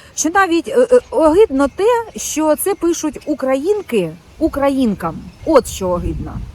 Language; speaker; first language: Ukrainian; non-native, local second language; Russian